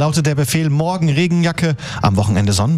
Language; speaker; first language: German; native; German